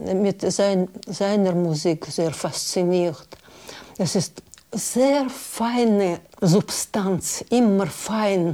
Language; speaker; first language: German; non-native, fluent; Russian